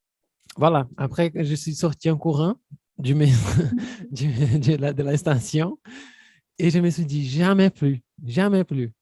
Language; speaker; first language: French; non-native, fluent; Portuguese